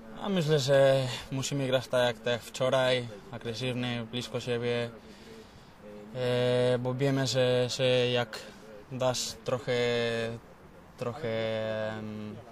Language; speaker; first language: Polish; non-native, learner; Spanish